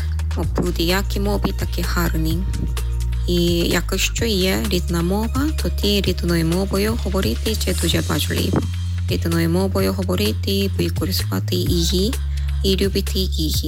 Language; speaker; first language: Ukrainian; non-native, learner; Korean